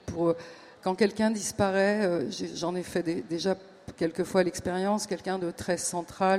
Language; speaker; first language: French; native; French